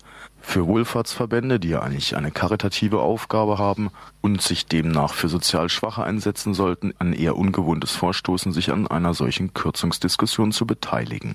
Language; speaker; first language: German; native; German